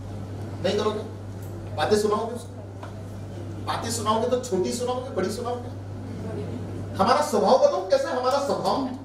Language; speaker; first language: Hindi; non-native, local second language; Marathi